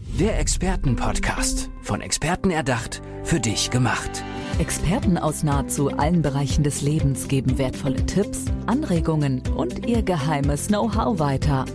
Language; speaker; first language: German; native; German